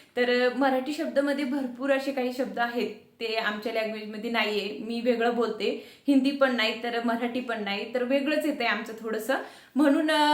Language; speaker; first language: Marathi; non-native, local second language; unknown